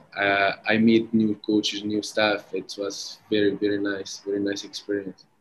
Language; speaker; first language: English; early bilingual, other home language; Arabic